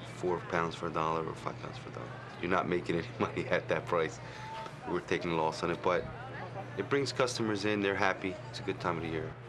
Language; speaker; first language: English; native; English